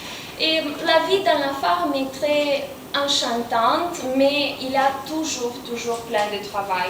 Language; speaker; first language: French; non-native, fluent; Romanian